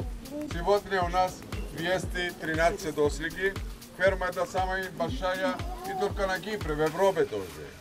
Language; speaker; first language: Russian; non-native, learner; Greek